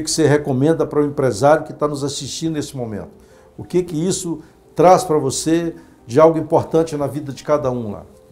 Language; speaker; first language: Portuguese; native; Portuguese